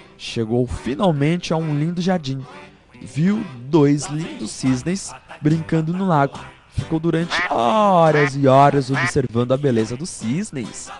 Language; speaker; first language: Portuguese; native; Portuguese